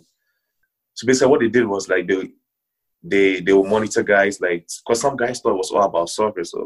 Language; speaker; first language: English; non-native, local second language; Ewe